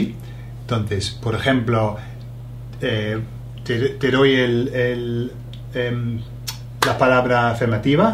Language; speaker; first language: Spanish; non-native, fluent; English